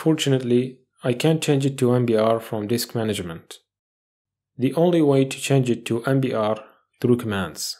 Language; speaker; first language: English; non-native, fluent; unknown